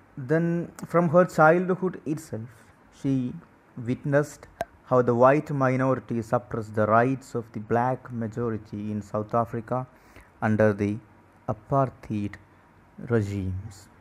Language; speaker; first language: English; non-native, local second language; Malayalam